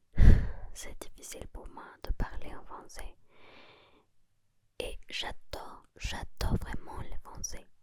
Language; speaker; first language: French; non-native, learner; Spanish